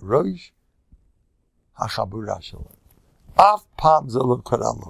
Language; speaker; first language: Hebrew; non-native, fluent; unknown